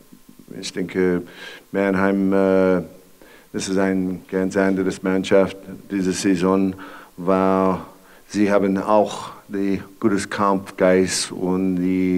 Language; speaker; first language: German; non-native, fluent; English